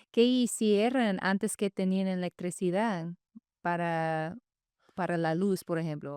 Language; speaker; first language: Spanish; non-native, fluent; English